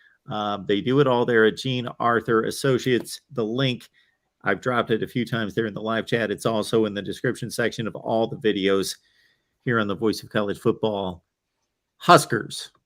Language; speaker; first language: English; native; English